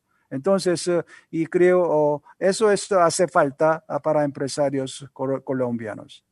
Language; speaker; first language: Spanish; non-native, learner; Korean